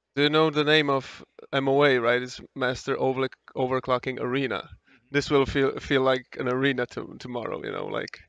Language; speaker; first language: English; non-native, fluent; Czech